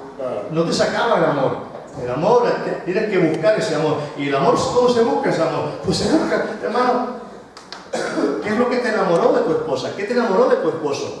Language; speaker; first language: Spanish; native; Spanish